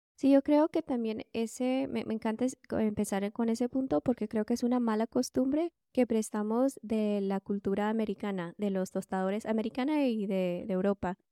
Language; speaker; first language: Spanish; early bilingual, heritage; Spanish